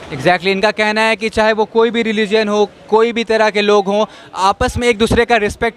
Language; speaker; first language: Hindi; native; Hindi